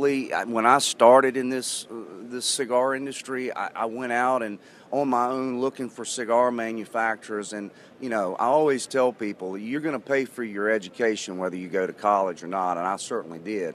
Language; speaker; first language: English; native; English